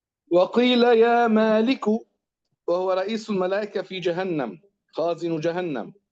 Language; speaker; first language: Arabic; native; Arabic